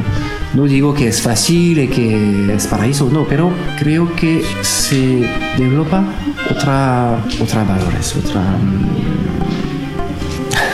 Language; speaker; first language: Spanish; non-native, fluent; French